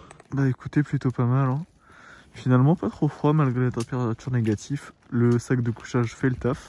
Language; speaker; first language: French; native; French